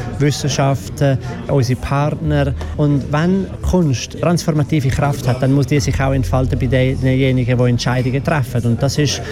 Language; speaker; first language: German; native; German